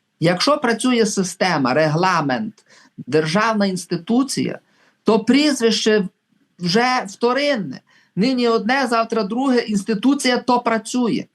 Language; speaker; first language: Ukrainian; native; Ukrainian